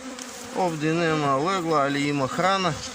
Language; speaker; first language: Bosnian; non-native, learner; Russian